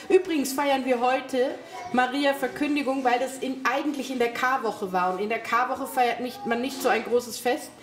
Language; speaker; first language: German; native; German